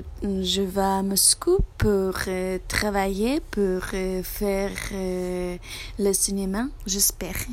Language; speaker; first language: French; non-native, learner; Russian